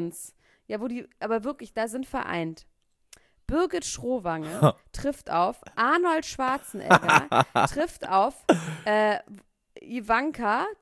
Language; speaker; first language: German; native; German